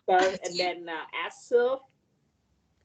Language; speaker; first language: English; non-native, learner; Vietnamese